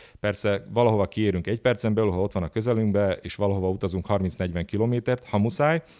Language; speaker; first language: Hungarian; native; Hungarian